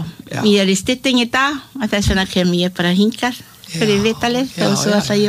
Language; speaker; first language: Icelandic; non-native, learner; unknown